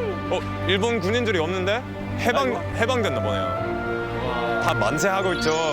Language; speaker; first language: Korean; non-native, fluent; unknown